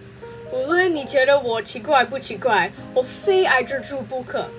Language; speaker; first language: Chinese; non-native, learner; English